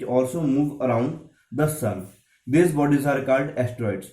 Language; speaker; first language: English; non-native, local second language; Punjabi